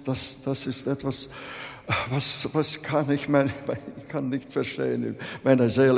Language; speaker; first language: German; non-native, fluent; Latvian